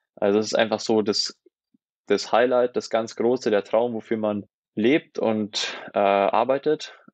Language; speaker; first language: German; native; German